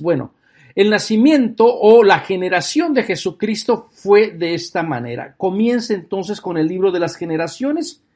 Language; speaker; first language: Spanish; native; Spanish